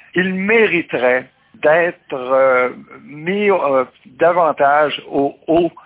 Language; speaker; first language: French; native; French